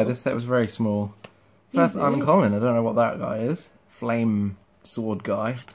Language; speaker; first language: English; native; English